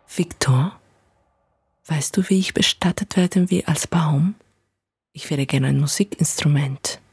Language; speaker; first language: German; non-native, fluent; Spanish